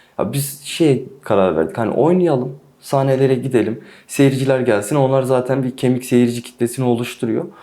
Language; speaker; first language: Turkish; non-native, local second language; Kurdish